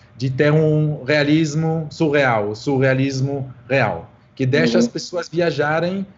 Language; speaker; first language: Portuguese; non-native, fluent; French